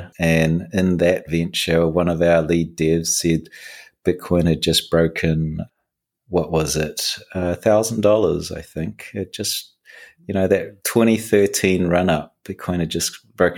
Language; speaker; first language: English; native; English